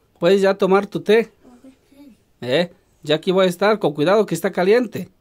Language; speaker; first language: Spanish; native; Spanish